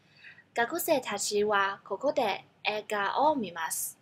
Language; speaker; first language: Japanese; non-native, learner; Cantonese